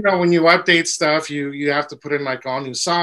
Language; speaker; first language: English; native; English